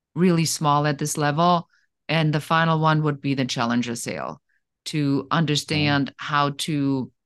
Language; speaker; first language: English; non-native, fluent; German